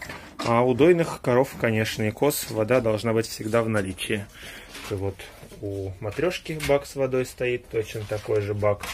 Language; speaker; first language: Russian; native; Russian